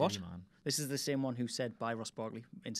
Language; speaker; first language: English; native; English